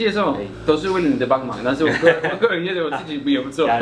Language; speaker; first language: Chinese; non-native, fluent; Swedish